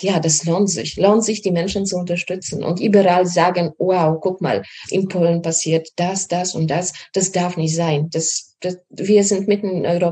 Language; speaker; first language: German; non-native, fluent; Polish